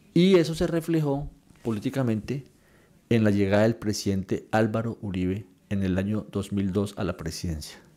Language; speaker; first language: Spanish; native; Spanish